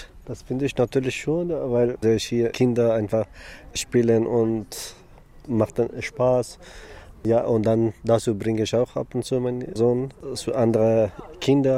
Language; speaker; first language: German; non-native, fluent; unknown